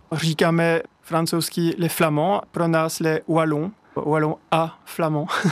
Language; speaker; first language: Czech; non-native, fluent; French